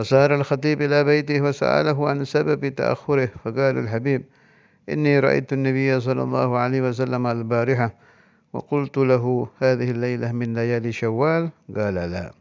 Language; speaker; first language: Arabic; non-native, fluent; Indonesian